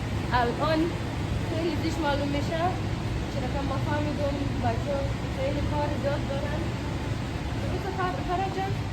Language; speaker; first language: Persian; early bilingual, heritage; Persian